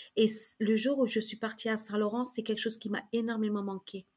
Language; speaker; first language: French; early bilingual, other home language; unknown